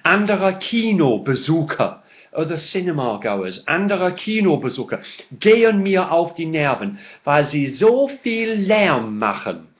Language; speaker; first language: German; non-native, fluent; English